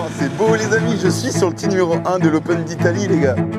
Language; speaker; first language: French; native; French